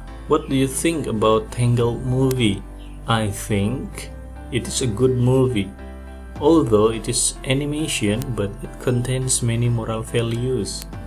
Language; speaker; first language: English; non-native, fluent; Indonesian